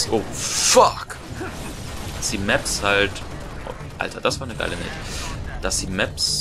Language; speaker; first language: German; native; German